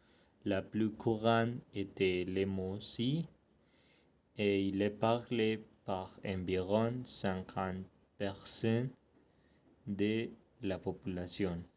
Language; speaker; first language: French; non-native, learner; Spanish